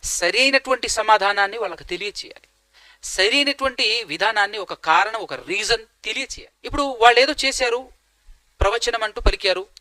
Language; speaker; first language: Telugu; native; Telugu